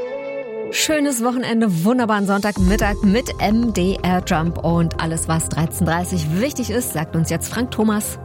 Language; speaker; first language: German; native; German